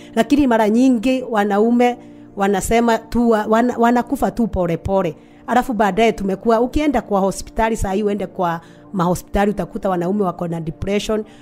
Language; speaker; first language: Swahili; non-native, local second language; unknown